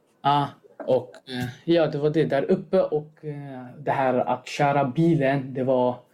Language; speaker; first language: Swedish; non-native, fluent; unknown